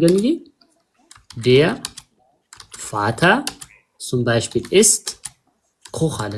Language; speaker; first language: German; non-native, fluent; Amharic